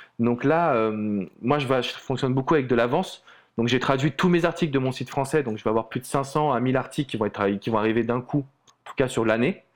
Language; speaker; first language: French; native; French